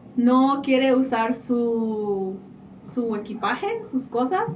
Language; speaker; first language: Spanish; early bilingual, heritage; Spanish